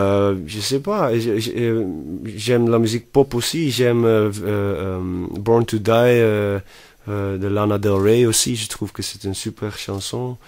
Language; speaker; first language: French; non-native, fluent; Dutch